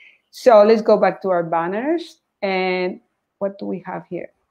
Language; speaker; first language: English; non-native, fluent; Spanish